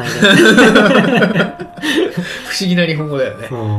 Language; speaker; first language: Japanese; native; Japanese